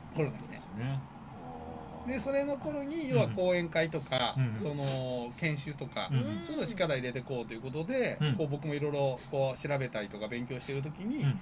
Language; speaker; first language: Japanese; native; Japanese